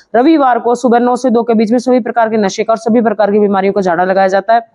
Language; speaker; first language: Hindi; native; Hindi